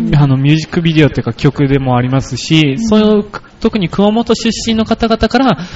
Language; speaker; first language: Japanese; early bilingual, other home language; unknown